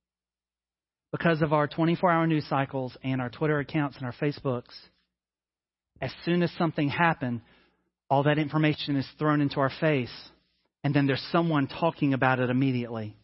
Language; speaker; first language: English; native; English